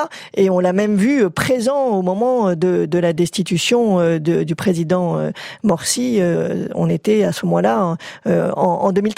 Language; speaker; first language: French; native; French